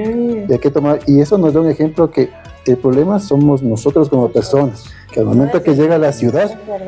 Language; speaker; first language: Spanish; native; Spanish